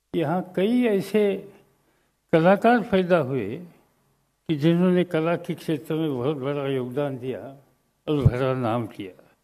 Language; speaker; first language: Hindi; non-native, local second language; Marathi